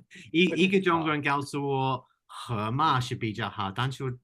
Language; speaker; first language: Chinese; non-native, fluent; English